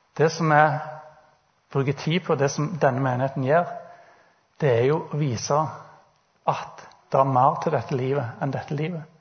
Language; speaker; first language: Norwegian; native; Norwegian